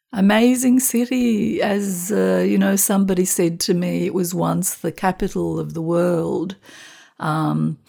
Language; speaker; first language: English; non-native, fluent; Macedonian